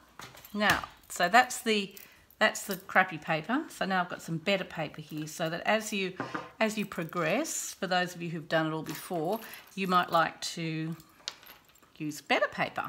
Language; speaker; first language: English; native; English